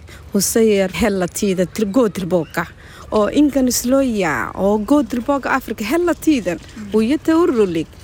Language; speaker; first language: Swedish; non-native, learner; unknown